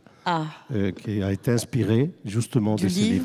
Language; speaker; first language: French; non-native, fluent; Spanish